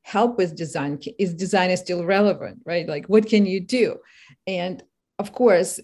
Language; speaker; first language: English; non-native, fluent; Ukrainian